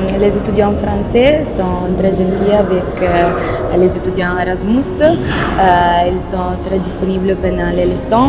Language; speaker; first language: French; non-native, fluent; Italian